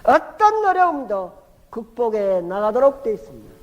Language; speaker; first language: Korean; native; Korean